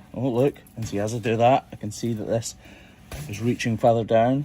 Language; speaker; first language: English; native; English